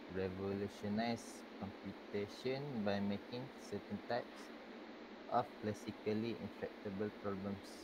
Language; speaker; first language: English; non-native, local second language; Malay